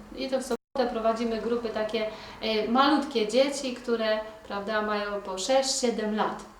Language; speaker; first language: Polish; native; Polish